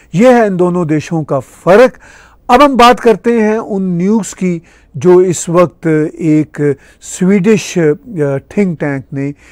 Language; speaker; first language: Urdu; non-native, local second language; Punjabi